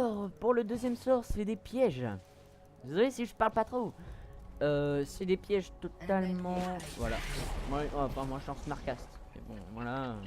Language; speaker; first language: French; native; French